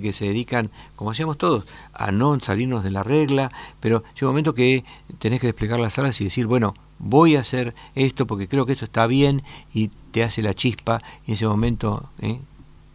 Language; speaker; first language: Spanish; native; Spanish